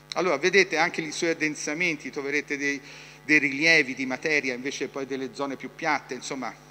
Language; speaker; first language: Italian; native; Italian